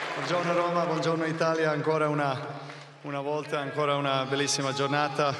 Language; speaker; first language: Italian; non-native, learner; Serbian